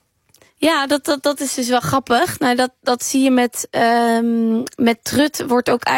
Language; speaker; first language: Dutch; native; Dutch